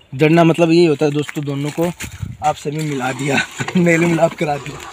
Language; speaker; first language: Hindi; non-native, local second language; Rajasthani